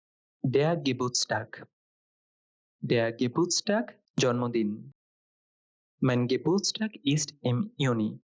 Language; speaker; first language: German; non-native, fluent; Bangla